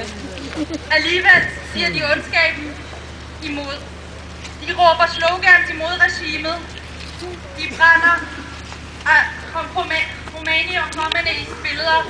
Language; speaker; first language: Danish; early bilingual, other home language; Persian